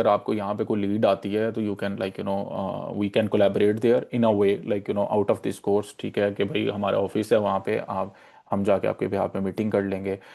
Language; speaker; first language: Urdu; native; Urdu